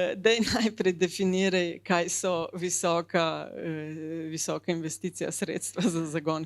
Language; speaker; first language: Slovenian; native; Slovenian